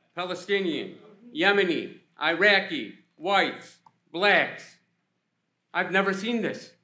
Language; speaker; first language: English; native; English